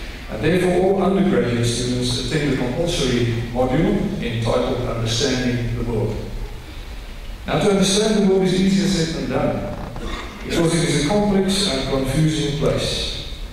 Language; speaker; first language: English; non-native, local second language; Afrikaans